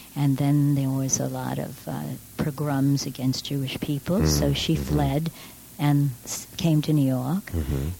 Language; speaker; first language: English; native; English